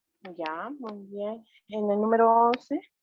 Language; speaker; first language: Spanish; native; Spanish